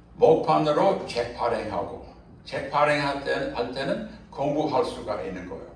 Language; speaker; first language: Korean; non-native, fluent; English